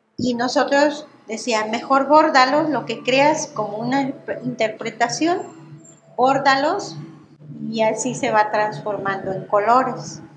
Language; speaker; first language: Spanish; non-native, local second language; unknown